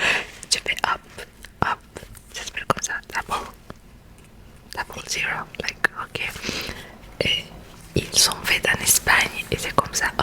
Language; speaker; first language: French; non-native, learner; Spanish